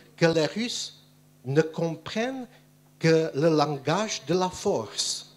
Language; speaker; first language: French; non-native, fluent; Czech